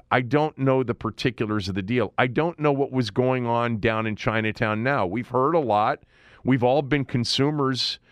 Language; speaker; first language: English; native; English